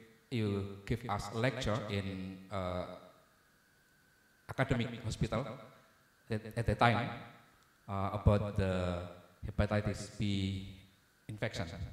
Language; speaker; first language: English; non-native, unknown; Indonesian